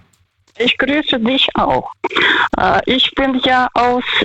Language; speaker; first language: German; non-native, fluent; Russian